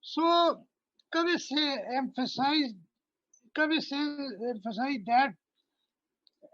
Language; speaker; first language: English; non-native, learner; Turkish